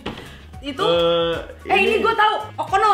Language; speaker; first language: Indonesian; native; Indonesian